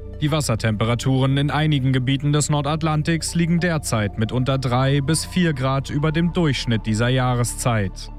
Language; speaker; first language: German; non-native, learner; Turkish